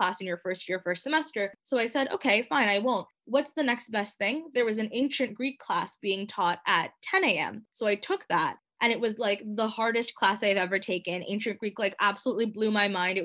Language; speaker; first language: English; native; English